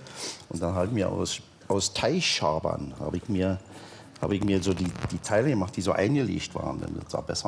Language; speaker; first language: German; native; German